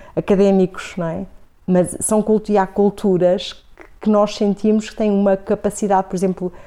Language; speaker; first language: Portuguese; native; Portuguese